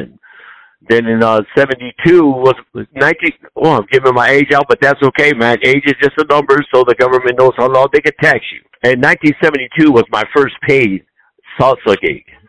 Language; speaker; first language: English; native; English